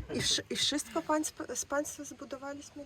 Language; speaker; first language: Polish; non-native, learner; Russian